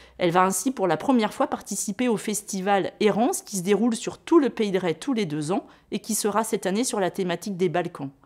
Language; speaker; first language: French; native; French